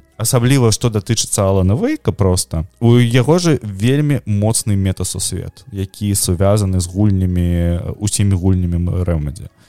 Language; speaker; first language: Belarusian; non-native, local second language; Russian